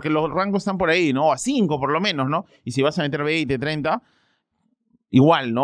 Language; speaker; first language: Spanish; native; Spanish